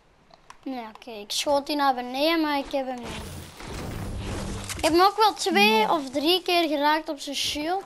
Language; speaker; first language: Dutch; native; Dutch